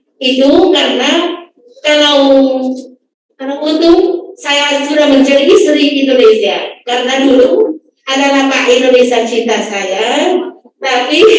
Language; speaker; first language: Indonesian; non-native, fluent; Vietnamese